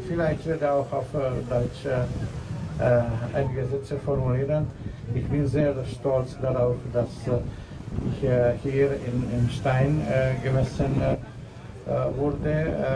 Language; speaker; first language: German; non-native, fluent; Hungarian